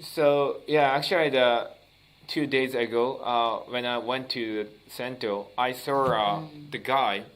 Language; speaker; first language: English; non-native, learner; Japanese